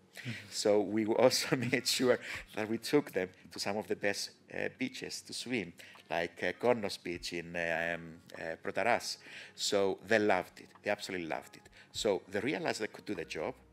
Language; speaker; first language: English; non-native, fluent; Greek